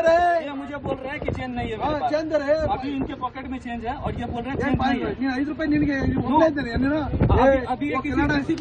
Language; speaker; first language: Hindi; native; Hindi